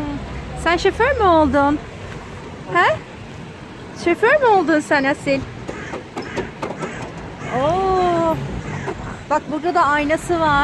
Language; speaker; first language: Turkish; native; Turkish